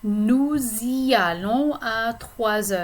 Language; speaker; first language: French; non-native, fluent; English